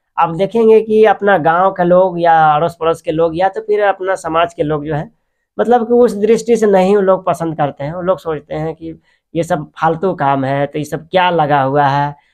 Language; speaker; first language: Hindi; native; Hindi